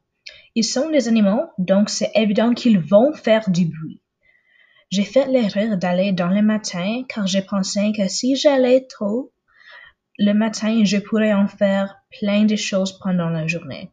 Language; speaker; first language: French; non-native, local second language; English